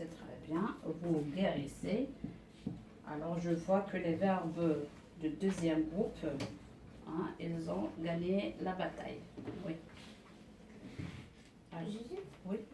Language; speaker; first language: French; non-native, local second language; Arabic